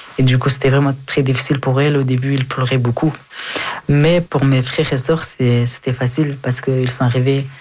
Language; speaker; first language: French; early bilingual, other home language; Persian